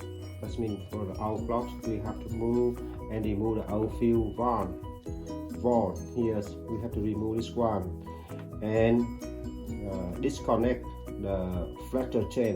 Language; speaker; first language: English; non-native, learner; Vietnamese